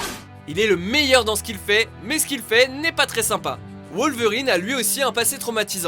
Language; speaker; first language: French; native; French